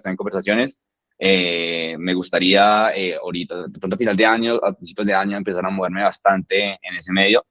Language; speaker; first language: Spanish; native; Spanish